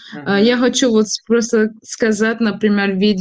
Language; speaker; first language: Russian; non-native, fluent; Turkish